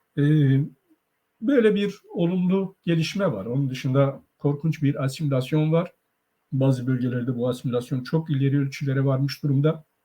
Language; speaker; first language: Turkish; non-native, local second language; Zaza